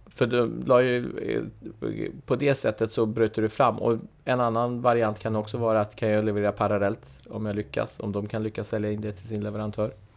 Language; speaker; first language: Swedish; early bilingual, other home language; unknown